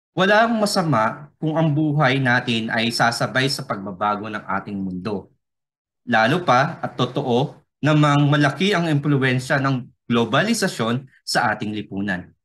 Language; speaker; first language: Filipino; non-native, local second language; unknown